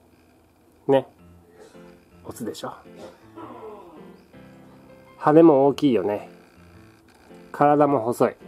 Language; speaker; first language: Japanese; native; Japanese